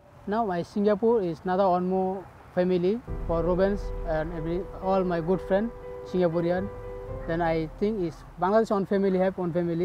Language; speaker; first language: English; non-native, learner; Bangla